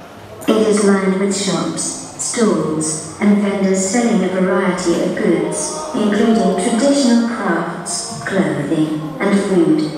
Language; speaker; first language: English; non-native, learner; Indonesian